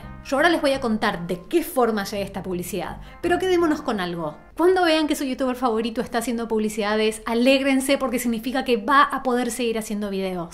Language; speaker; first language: Spanish; native; Spanish